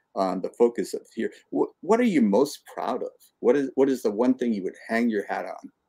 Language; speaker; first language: English; native; English